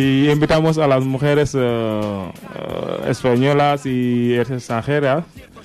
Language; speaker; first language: Spanish; non-native, learner; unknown